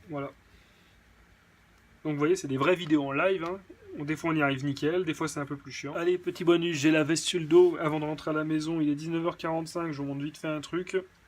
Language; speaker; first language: French; native; French